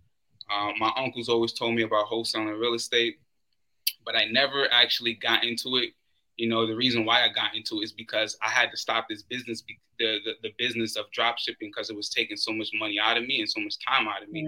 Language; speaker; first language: English; native; English